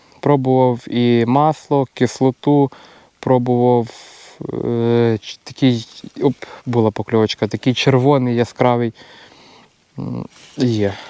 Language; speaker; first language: Ukrainian; native; Ukrainian